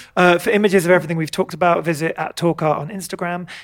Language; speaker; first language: English; native; English